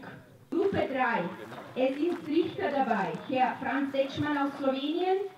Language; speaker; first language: German; non-native, learner; Slovenian